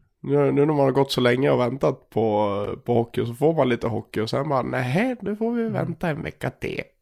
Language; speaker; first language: Swedish; native; Swedish